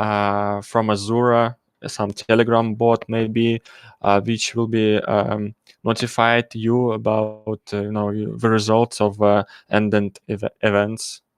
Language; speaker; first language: English; non-native, learner; Russian